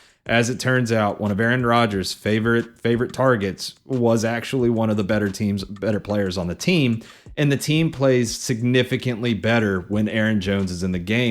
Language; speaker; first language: English; native; English